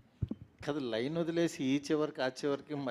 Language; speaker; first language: Telugu; native; Telugu